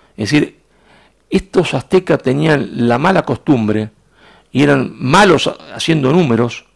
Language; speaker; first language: Spanish; native; Spanish